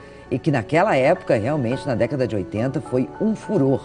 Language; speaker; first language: Portuguese; native; Portuguese